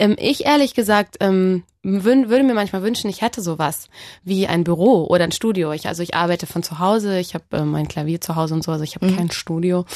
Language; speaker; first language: German; native; German